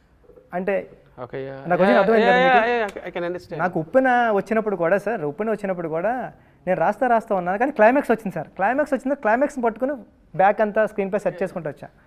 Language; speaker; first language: Telugu; native; Telugu